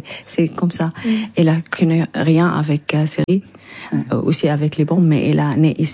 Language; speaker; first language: French; non-native, learner; Arabic